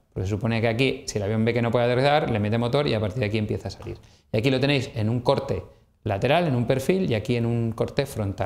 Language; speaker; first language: Spanish; native; Spanish